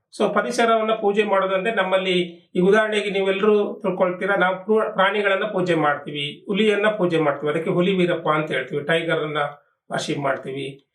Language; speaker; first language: Kannada; non-native, local second language; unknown